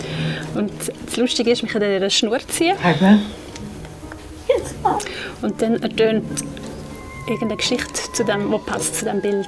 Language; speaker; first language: German; native; German